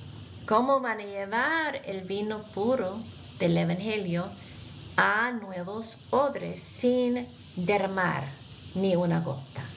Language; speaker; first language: Spanish; non-native, fluent; English